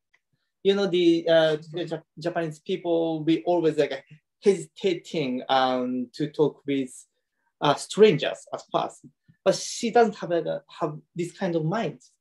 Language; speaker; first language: English; non-native, learner; Japanese